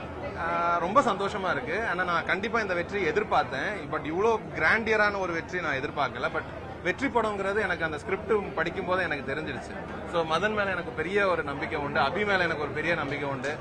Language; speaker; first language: Tamil; native; Tamil